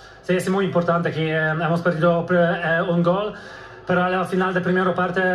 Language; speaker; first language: Spanish; non-native, learner; Polish